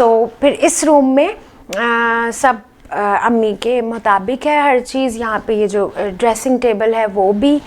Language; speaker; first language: Urdu; native; Urdu